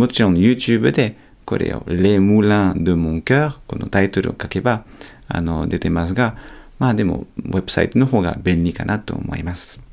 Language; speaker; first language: Japanese; non-native, fluent; French